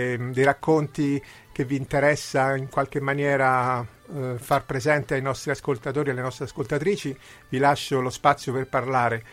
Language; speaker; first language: Italian; native; Italian